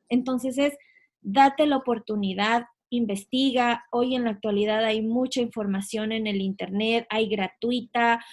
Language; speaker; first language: Spanish; native; Spanish